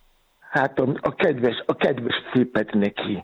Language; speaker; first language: Hungarian; non-native, learner; Yoruba